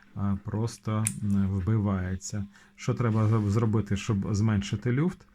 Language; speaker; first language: Ukrainian; non-native, local second language; Russian